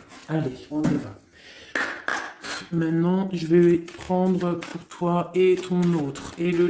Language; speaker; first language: French; native; French